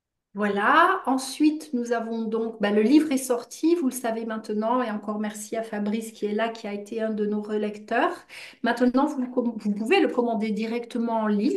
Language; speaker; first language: French; native; French